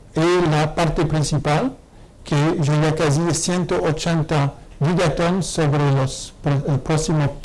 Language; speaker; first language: Spanish; non-native, fluent; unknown